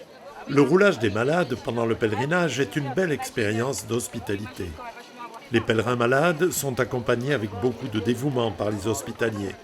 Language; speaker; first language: French; native; French